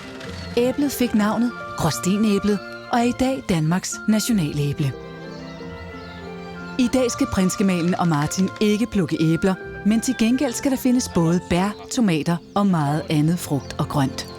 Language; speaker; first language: Danish; native; Danish